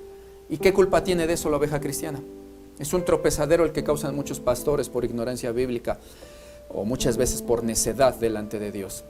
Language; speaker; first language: Spanish; native; Spanish